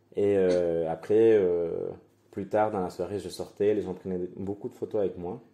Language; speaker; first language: French; non-native, fluent; Spanish